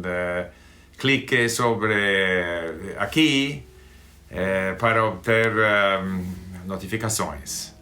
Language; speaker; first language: Portuguese; non-native, fluent; English